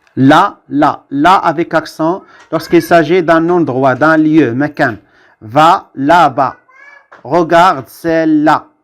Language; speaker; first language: French; non-native, local second language; Arabic